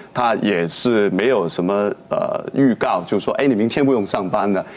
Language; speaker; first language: Chinese; non-native, local second language; Cantonese